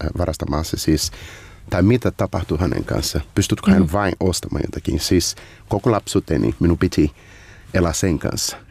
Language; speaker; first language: Finnish; non-native, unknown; Portuguese